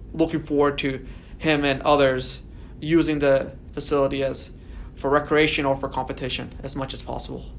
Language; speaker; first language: English; native; English